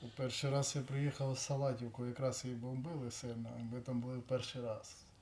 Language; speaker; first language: Ukrainian; native; Ukrainian